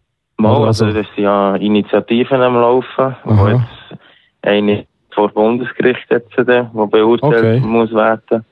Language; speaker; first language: German; native; German